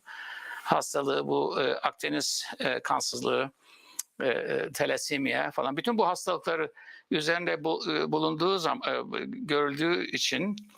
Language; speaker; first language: Turkish; native; Turkish